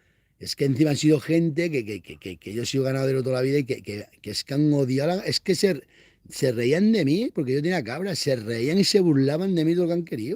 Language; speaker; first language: Spanish; native; Spanish